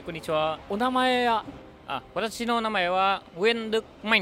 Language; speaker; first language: Japanese; non-native, learner; Vietnamese